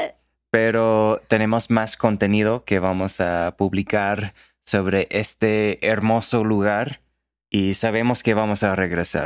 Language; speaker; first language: Spanish; non-native, fluent; English